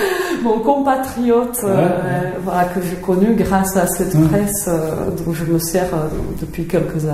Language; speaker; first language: French; non-native, fluent; Czech